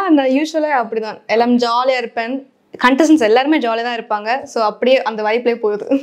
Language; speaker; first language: Tamil; early bilingual, heritage; Tamil